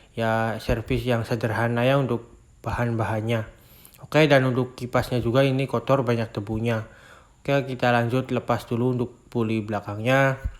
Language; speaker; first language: Indonesian; native; Indonesian